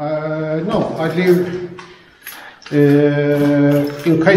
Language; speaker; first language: English; non-native, learner; Turkish